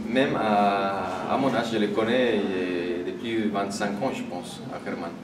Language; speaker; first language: French; non-native, fluent; Spanish